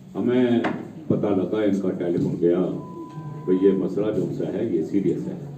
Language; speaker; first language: Hindi; non-native, local second language; Punjabi